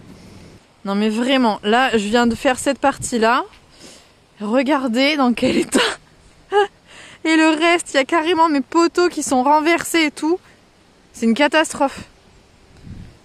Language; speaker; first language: French; native; French